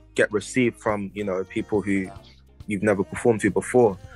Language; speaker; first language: English; native; English